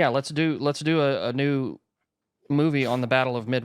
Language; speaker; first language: English; native; English